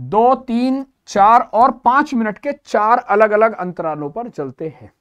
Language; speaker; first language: Hindi; native; Hindi